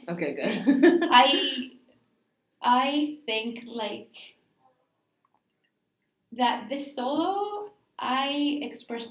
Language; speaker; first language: English; non-native, fluent; Greek